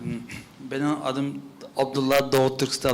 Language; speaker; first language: Turkish; non-native, learner; Uyghur